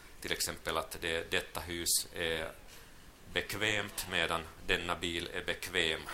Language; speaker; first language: Swedish; non-native, local second language; Finnish